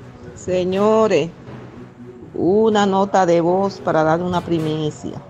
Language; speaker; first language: Spanish; native; Spanish